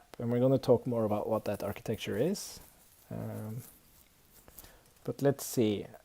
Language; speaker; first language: English; non-native, fluent; Swedish